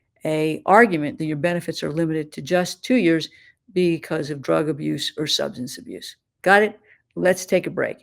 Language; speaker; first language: English; native; English